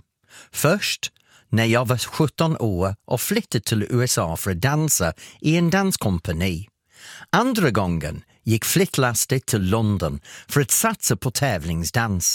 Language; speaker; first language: Swedish; non-native, fluent; English